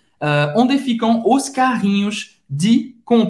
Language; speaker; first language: Portuguese; non-native, fluent; French